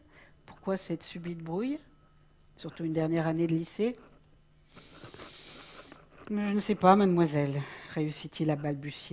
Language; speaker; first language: French; native; French